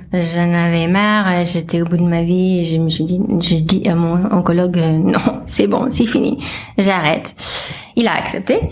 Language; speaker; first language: French; non-native, fluent; English